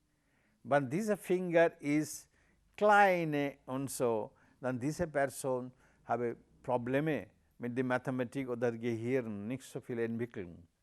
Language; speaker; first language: German; non-native, learner; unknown